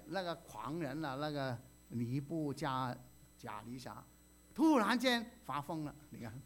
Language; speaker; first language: Chinese; non-native, local second language; Cantonese